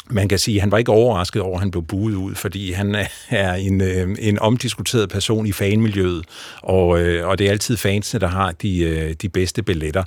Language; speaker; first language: Danish; native; Danish